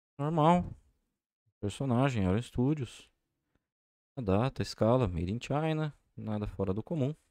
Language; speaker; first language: Portuguese; native; Portuguese